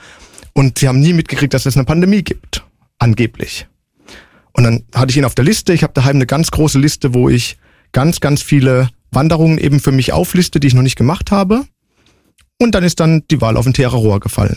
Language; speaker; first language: German; native; German